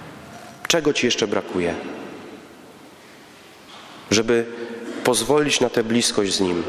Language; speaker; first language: Polish; native; Polish